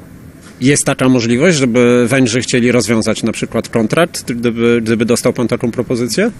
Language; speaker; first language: Polish; native; Polish